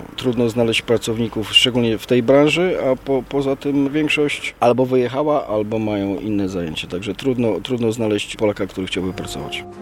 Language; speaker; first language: Polish; native; Polish